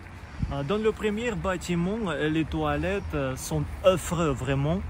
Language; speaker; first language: French; non-native, learner; Russian